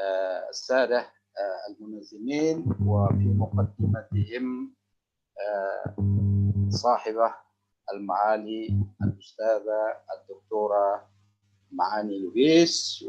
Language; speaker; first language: Arabic; non-native, local second language; Indonesian